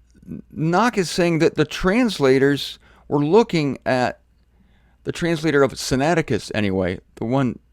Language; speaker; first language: English; native; English